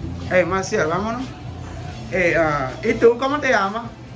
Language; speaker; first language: Spanish; non-native, learner; English